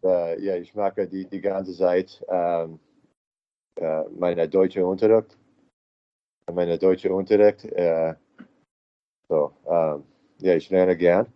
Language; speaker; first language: German; non-native, learner; English